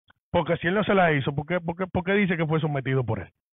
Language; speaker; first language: Spanish; early bilingual, heritage; Spanish